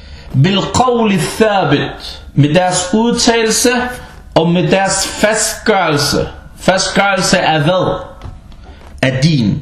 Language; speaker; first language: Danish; early bilingual, other home language; Arabic